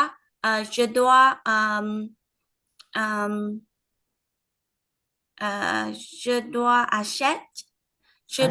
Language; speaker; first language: French; non-native, learner; Vietnamese